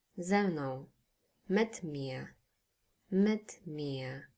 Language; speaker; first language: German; non-native, fluent; Polish